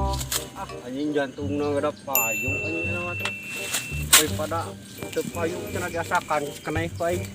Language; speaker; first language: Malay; non-native, local second language; Sundanese